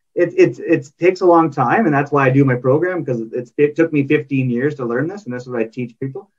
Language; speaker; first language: English; native; English